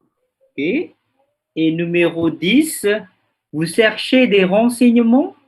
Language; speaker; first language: French; non-native, fluent; Indonesian